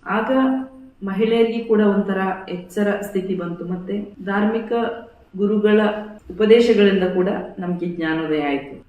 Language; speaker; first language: Kannada; non-native, local second language; Badaga